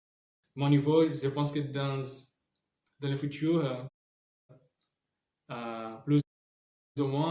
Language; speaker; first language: French; non-native, learner; Portuguese